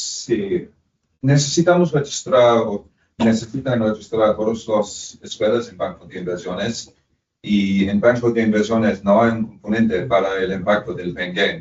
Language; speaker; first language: Spanish; non-native, fluent; English